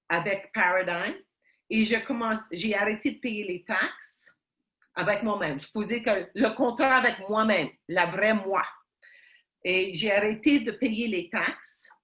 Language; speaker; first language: French; early bilingual, heritage; Ukrainian